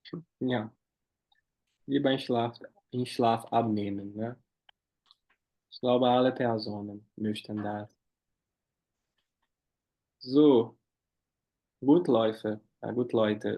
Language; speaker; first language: German; non-native, fluent; Portuguese